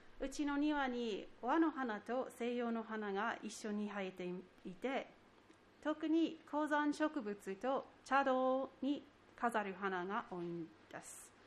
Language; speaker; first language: Japanese; non-native, fluent; English